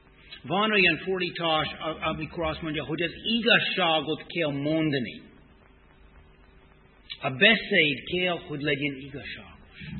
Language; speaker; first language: Hungarian; non-native, fluent; English